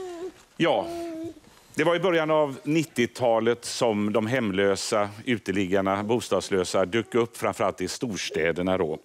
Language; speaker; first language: Swedish; native; Swedish